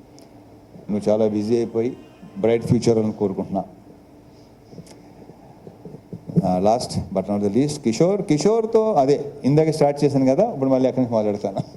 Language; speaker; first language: Telugu; native; Telugu